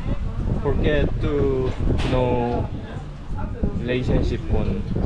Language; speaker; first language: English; non-native, fluent; Korean